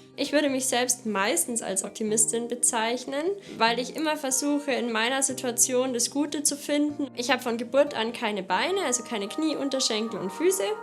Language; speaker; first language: German; native; German